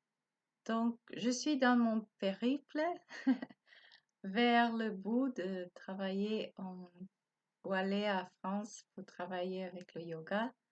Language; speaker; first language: French; non-native, learner; Spanish